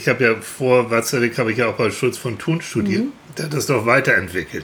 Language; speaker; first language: German; native; German